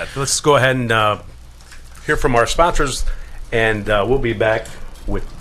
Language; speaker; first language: English; native; English